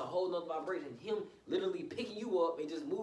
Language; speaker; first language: English; native; English